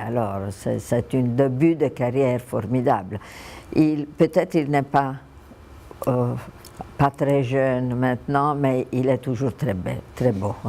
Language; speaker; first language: French; non-native, fluent; Italian